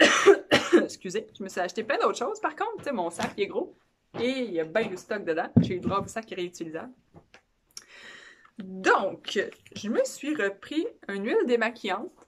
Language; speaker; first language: French; native; French